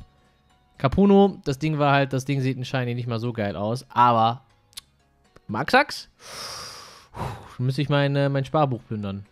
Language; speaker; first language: German; native; German